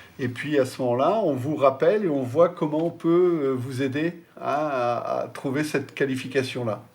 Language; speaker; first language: French; native; French